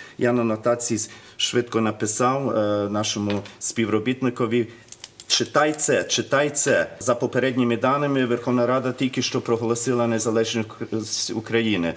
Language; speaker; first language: Ukrainian; early bilingual, heritage; Ukrainian